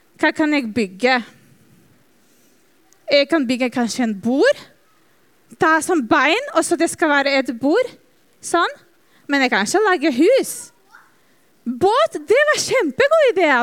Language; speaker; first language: Norwegian; non-native, fluent; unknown